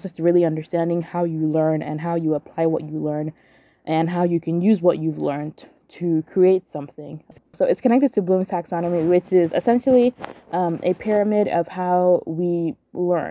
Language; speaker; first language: English; non-native, local second language; Yoruba